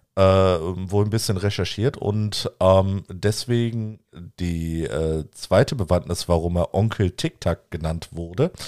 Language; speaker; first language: German; native; German